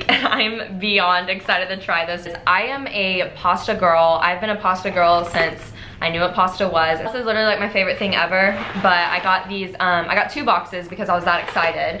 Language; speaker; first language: English; native; English